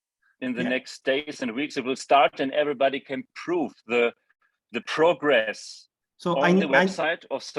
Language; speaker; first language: English; non-native, fluent; German